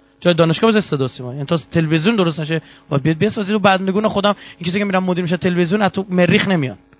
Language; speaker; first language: Persian; native; Persian